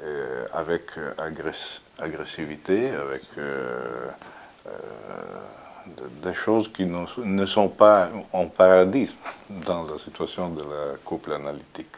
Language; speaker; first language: French; non-native, fluent; Italian